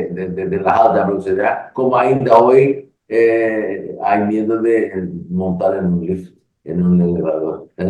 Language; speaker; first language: Spanish; non-native, learner; Portuguese